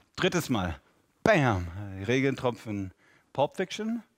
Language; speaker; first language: German; non-native, fluent; English